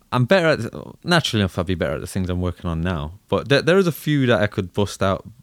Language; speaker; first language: English; native; English